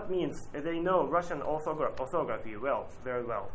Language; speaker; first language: English; non-native, learner; Japanese